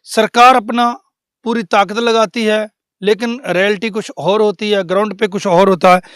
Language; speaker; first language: Hindi; non-native, local second language; Punjabi